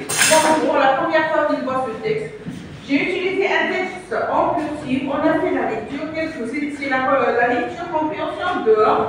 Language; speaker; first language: French; non-native, local second language; Arabic